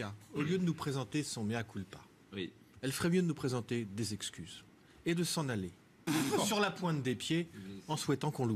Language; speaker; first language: French; native; French